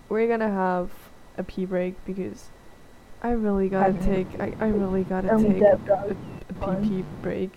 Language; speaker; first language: English; non-native, fluent; German